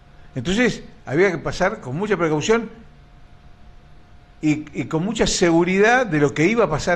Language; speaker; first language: Spanish; native; Spanish